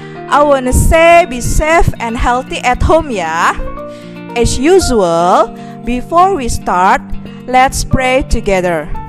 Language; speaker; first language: English; non-native, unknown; Indonesian